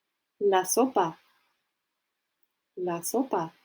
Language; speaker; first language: Spanish; non-native, fluent; English